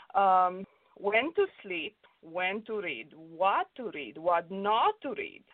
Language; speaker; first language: English; non-native, fluent; Romanian